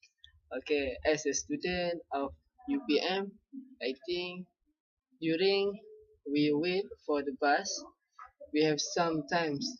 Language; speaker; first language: English; non-native, local second language; Malay